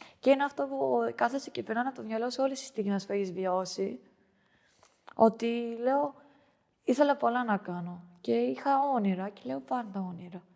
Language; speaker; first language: Greek; early bilingual, other home language; Albanian